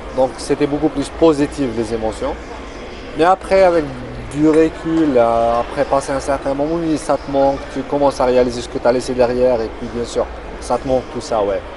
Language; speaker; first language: French; non-native, local second language; Arabic